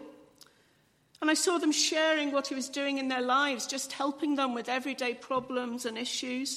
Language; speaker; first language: English; native; English